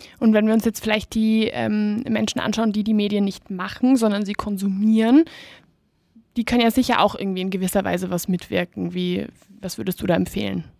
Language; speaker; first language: German; native; German